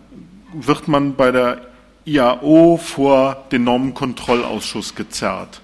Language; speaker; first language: German; native; German